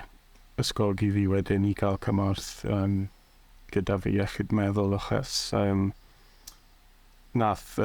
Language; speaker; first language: Welsh; native; Welsh